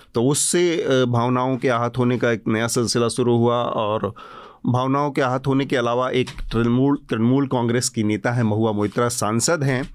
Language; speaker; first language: Hindi; native; Hindi